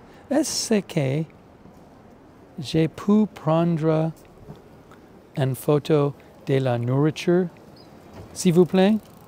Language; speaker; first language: French; non-native, learner; English